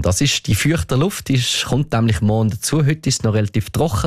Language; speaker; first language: German; native; German